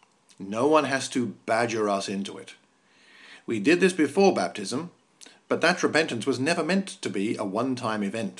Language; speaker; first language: English; native; English